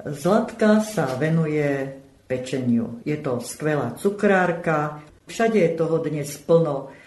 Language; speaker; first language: Slovak; native; Slovak